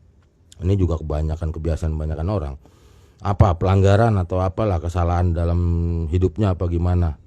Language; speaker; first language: Indonesian; native; Indonesian